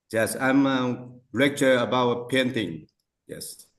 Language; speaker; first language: English; non-native, learner; Lao